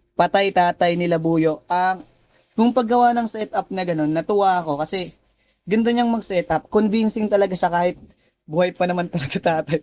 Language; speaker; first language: Filipino; non-native, local second language; Cebuano